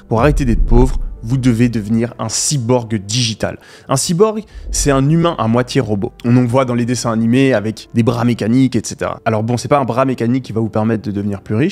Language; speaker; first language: French; native; French